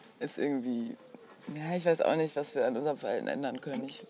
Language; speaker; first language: German; native; German